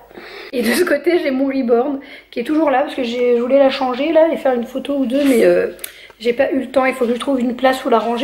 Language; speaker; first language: French; native; French